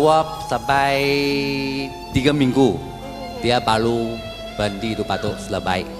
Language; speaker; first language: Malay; non-native, local second language; Chinese